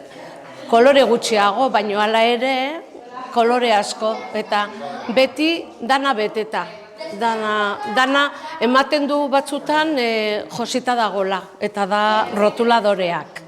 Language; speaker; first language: Basque; non-native, local second language; Spanish